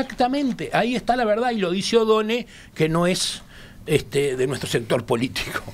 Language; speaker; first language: Spanish; native; Spanish